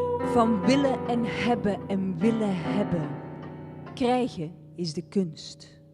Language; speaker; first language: Dutch; native; Dutch